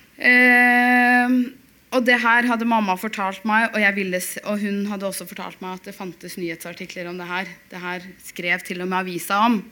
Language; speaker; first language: Norwegian; early bilingual, other home language; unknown